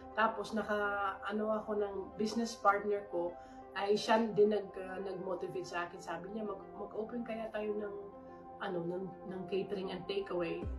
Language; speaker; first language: Filipino; non-native, fluent; Dutch